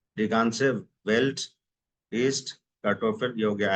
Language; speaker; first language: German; non-native, fluent; Hindi